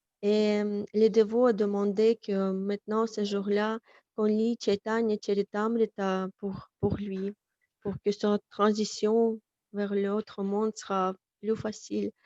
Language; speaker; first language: French; non-native, fluent; Russian